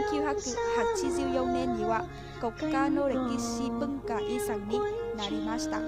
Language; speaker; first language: Japanese; non-native, learner; Vietnamese